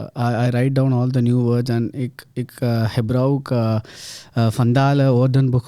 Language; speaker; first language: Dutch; non-native, learner; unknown